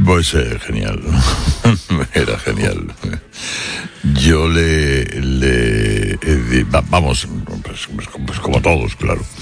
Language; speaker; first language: Spanish; native; Spanish